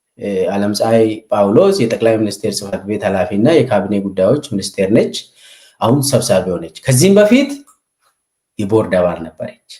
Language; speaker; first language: Amharic; non-native, local second language; Oromo